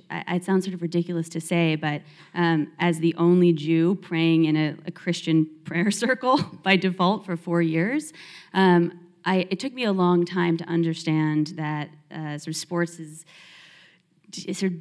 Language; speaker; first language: English; native; English